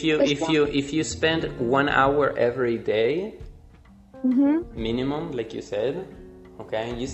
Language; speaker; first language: English; non-native, fluent; Spanish